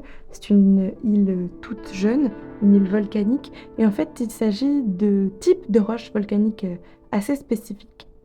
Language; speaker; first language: French; native; French